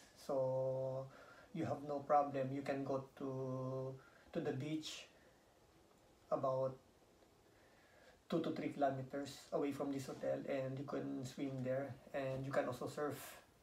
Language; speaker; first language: English; non-native, local second language; Filipino